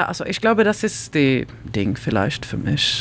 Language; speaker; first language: German; non-native, learner; Swedish